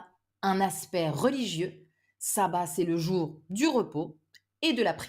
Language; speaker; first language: French; non-native, fluent; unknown